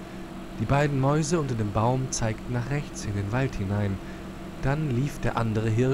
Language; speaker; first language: German; native; German